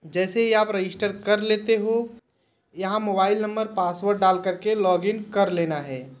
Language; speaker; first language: Hindi; native; Hindi